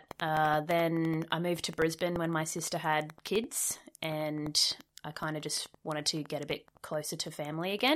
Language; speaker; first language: English; native; English